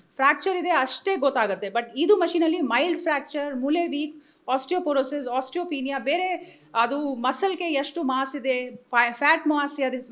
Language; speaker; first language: Kannada; non-native, learner; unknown